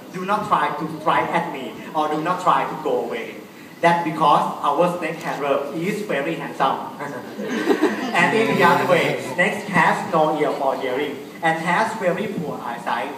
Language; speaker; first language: English; non-native, fluent; Thai